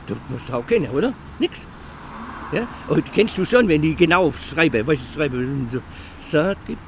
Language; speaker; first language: German; non-native, learner; Italian